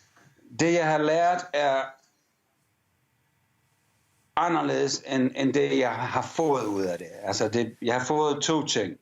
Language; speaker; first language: Danish; early bilingual, heritage; English